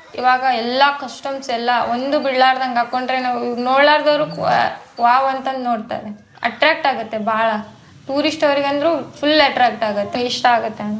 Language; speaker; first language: Kannada; non-native, local second language; Lambadi